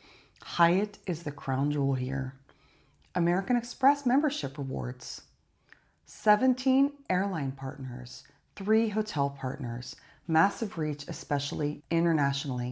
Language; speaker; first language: English; native; English